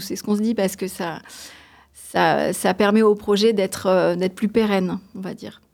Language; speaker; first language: French; native; French